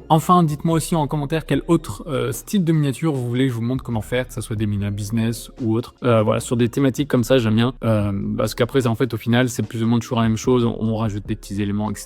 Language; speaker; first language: French; native; French